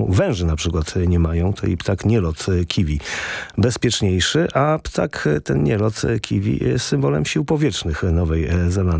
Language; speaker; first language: Polish; native; Polish